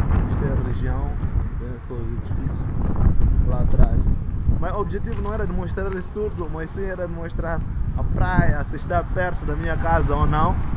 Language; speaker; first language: Portuguese; non-native, local second language; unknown